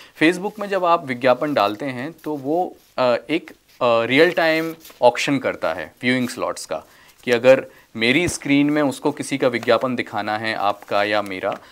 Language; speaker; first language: Hindi; native; Hindi